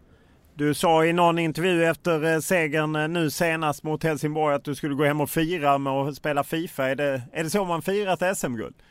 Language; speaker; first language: Swedish; native; Swedish